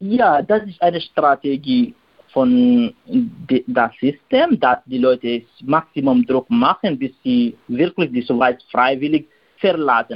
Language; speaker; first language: German; non-native, learner; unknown